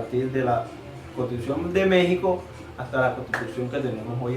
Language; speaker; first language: Spanish; native; Spanish